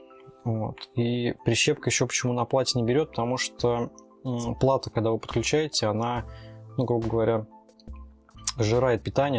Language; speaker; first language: Russian; native; Russian